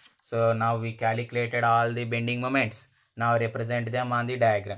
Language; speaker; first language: English; non-native, local second language; Telugu